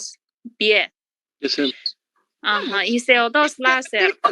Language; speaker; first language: Spanish; non-native, learner; Chinese